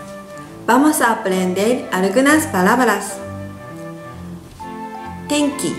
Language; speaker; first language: Spanish; non-native, learner; Japanese